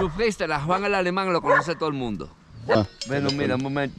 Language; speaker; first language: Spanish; native; Spanish